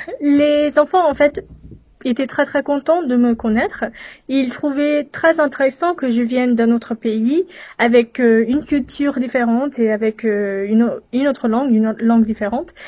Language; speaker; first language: French; non-native, fluent; English